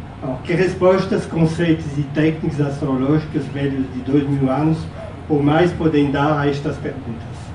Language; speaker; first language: Portuguese; non-native, fluent; French